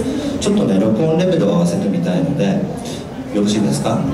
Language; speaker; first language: Japanese; native; Japanese